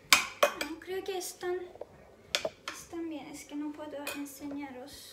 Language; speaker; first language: Spanish; non-native, fluent; Turkish